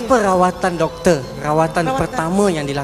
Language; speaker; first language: Malay; native; Malay